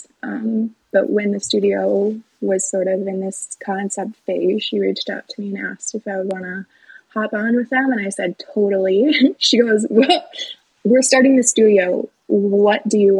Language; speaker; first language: English; native; English